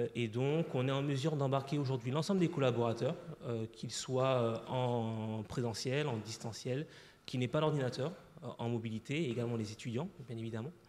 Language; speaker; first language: French; native; French